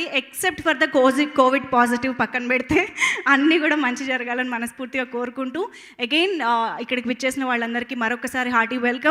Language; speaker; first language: Telugu; native; Telugu